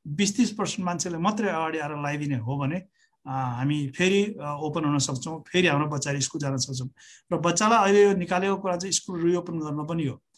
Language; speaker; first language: Nepali; native; Nepali